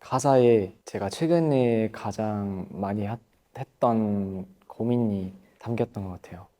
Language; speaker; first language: Korean; non-native, fluent; Thai